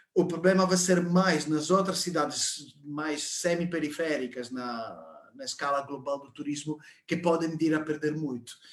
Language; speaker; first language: Portuguese; non-native, fluent; Italian